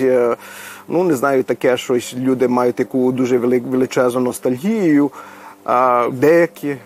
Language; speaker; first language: Ukrainian; early bilingual, heritage; Ukrainian